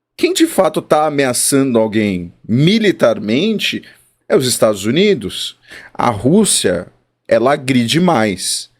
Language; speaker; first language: Portuguese; native; Portuguese